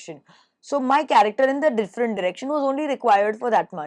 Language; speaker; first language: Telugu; non-native, fluent; Hindi